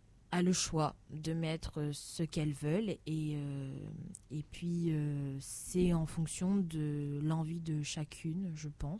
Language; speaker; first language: French; native; French